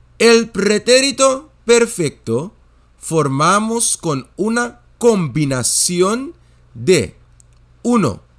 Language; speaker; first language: Spanish; non-native, fluent; Dutch